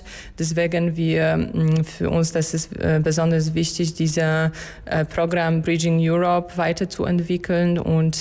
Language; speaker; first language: German; non-native, fluent; Polish